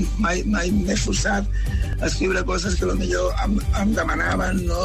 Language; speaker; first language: Catalan; non-native, local second language; Spanish